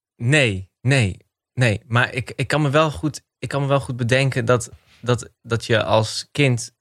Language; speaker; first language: Dutch; early bilingual, other home language; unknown